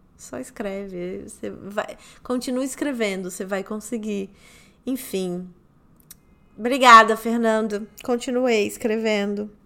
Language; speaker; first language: Portuguese; native; Portuguese